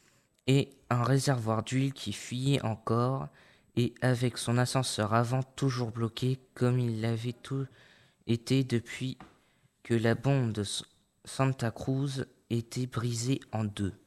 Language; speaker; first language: French; native; French